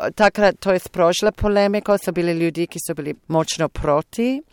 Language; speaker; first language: Slovenian; non-native, fluent; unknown